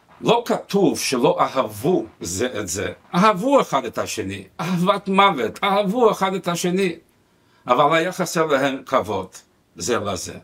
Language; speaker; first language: Hebrew; non-native, fluent; Spanish